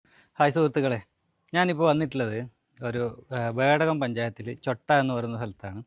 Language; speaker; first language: Malayalam; native; Malayalam